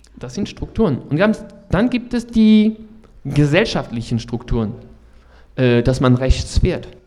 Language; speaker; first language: German; non-native, fluent; French